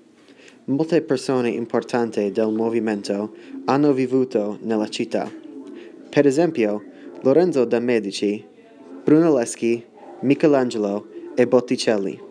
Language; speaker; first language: Italian; non-native, learner; English